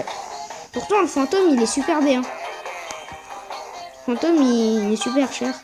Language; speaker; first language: French; native; French